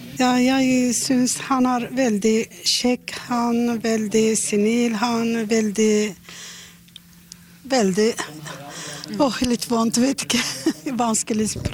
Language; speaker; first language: Norwegian; non-native, learner; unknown